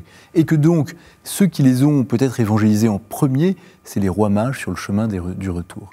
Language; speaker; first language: French; native; French